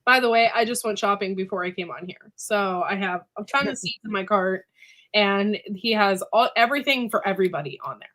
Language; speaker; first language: English; native; English